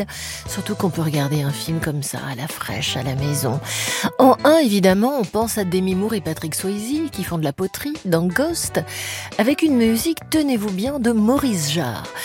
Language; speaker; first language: French; native; French